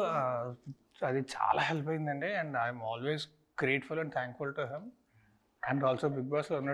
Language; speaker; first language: Telugu; native; Telugu